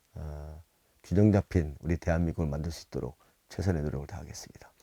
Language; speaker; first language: Korean; native; Korean